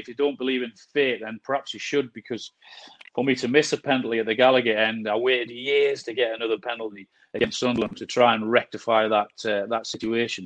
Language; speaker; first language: English; native; English